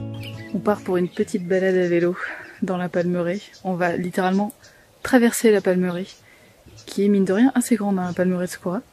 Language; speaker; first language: French; native; French